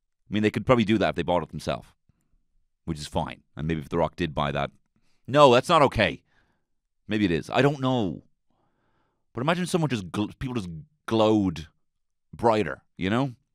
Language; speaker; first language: English; native; English